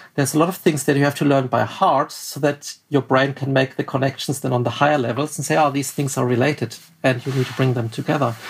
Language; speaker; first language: English; non-native, fluent; German